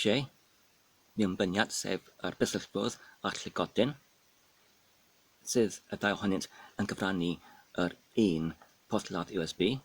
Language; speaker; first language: Welsh; non-native, fluent; English